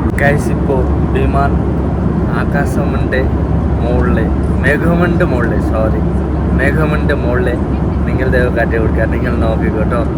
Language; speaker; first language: Malayalam; non-native, learner; Bangla